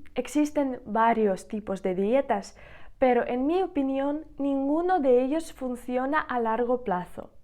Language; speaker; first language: Spanish; non-native, fluent; Ukrainian